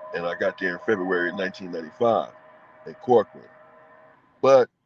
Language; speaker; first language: English; native; English